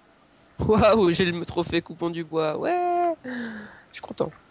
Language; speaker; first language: French; native; French